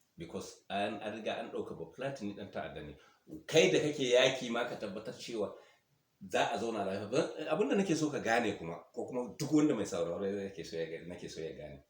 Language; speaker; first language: Hausa; non-native, local second language; Fula